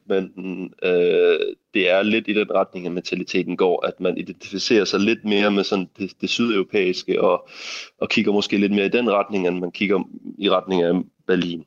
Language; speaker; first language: Danish; native; Danish